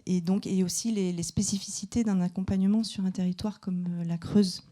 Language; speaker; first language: French; native; French